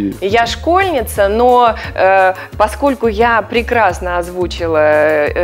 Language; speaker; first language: Russian; native; Russian